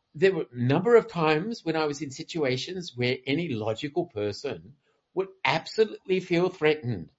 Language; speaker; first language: English; native; English